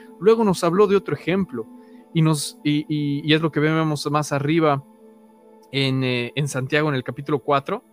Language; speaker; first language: Spanish; native; Spanish